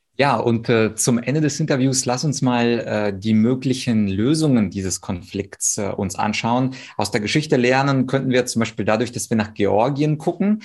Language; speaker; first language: German; early bilingual, other home language; Russian